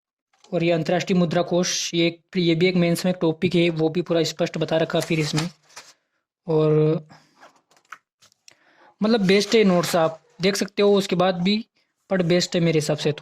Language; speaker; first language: Hindi; native; Hindi